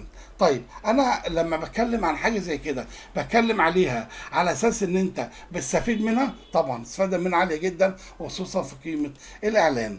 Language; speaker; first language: Arabic; native; Arabic